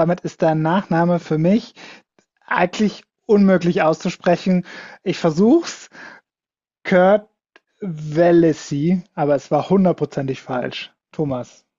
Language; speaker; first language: German; native; German